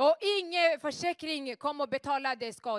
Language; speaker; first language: Swedish; non-native, fluent; Rundi